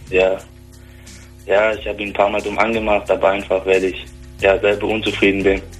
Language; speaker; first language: German; native; German